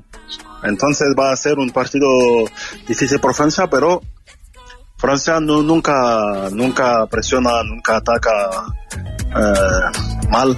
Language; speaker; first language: Spanish; non-native, fluent; French